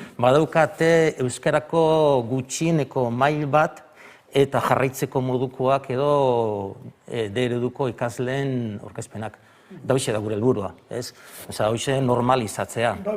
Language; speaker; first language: Basque; native; Basque